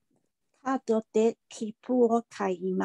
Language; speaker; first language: Japanese; non-native, learner; Chinese